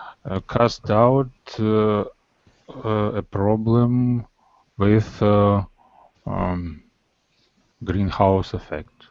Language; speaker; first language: English; non-native, learner; Russian